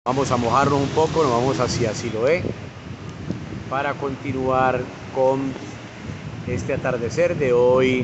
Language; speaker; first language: Spanish; native; Spanish